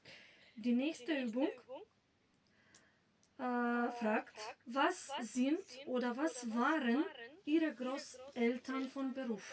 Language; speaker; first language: German; non-native, fluent; Macedonian